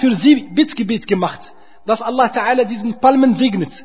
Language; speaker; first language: German; non-native, fluent; Arabic